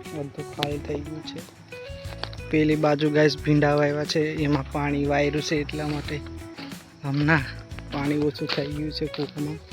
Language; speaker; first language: Gujarati; non-native, local second language; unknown